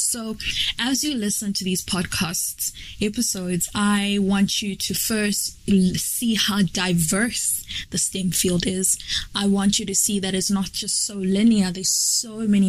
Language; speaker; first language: English; non-native, local second language; Nyanja